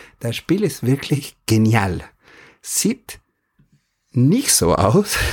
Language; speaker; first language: German; non-native, fluent; Spanish